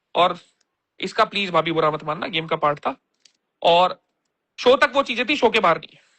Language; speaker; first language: Hindi; native; Hindi